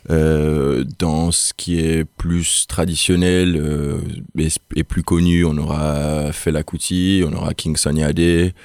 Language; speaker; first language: French; early bilingual, heritage; French